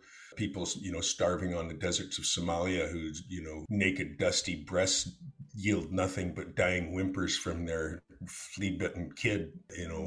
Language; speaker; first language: English; native; English